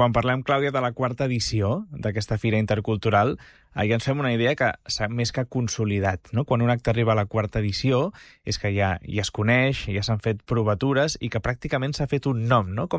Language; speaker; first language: Catalan; native; Catalan